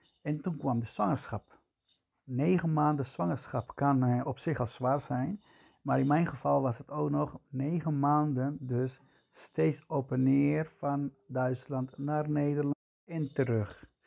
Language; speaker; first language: Dutch; non-native, fluent; Spanish